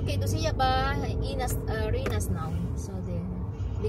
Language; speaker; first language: Danish; non-native, fluent; Filipino